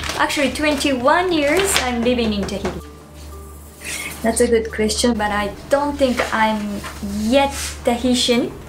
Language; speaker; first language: English; non-native, learner; Japanese